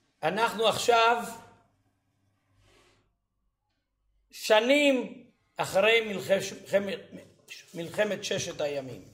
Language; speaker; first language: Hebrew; early bilingual, other home language; Ladino